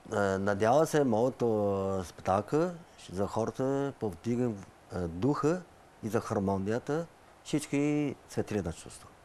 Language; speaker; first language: Bulgarian; non-native, learner; Chinese